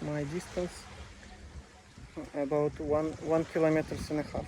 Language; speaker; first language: English; non-native, learner; Russian